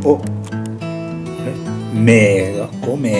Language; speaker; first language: Vietnamese; non-native, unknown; Japanese